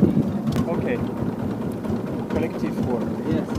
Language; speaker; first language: English; non-native, learner; French